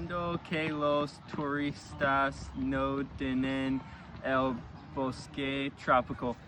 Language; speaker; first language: Spanish; non-native, learner; English